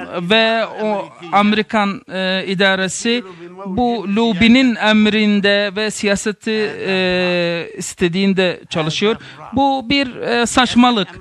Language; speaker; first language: Turkish; non-native, fluent; Arabic